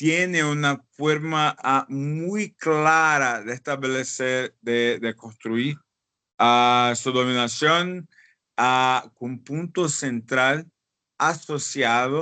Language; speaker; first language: Spanish; non-native, fluent; Portuguese